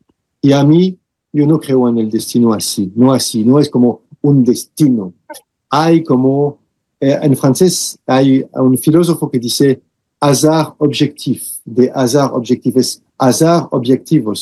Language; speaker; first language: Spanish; non-native, fluent; French